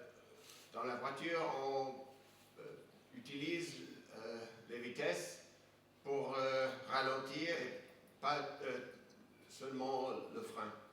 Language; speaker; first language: French; non-native, fluent; English